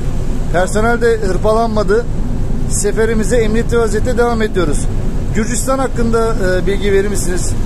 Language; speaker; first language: Turkish; native; Turkish